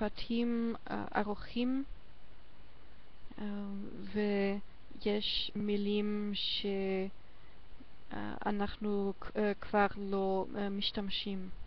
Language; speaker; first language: Hebrew; non-native, learner; German